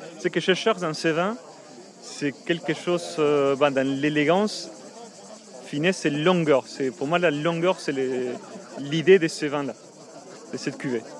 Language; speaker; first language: French; non-native, fluent; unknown